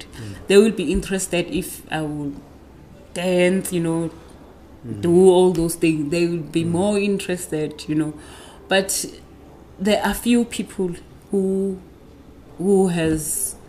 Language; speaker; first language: English; non-native, local second language; Zulu